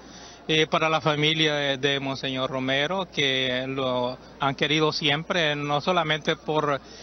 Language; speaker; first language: Spanish; native; Spanish